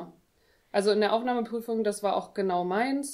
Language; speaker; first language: German; native; German